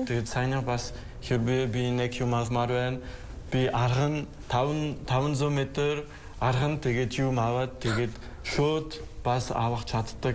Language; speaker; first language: Mongolian; non-native, learner; French